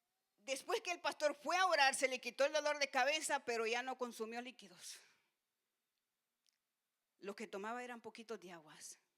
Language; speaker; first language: Spanish; native; Spanish